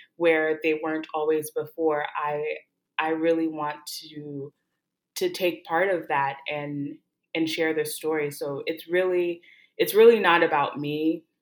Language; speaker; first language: English; early bilingual, other home language; Haitian Creole